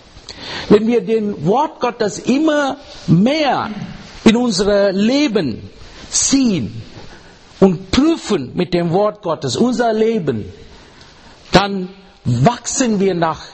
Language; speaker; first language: German; non-native, fluent; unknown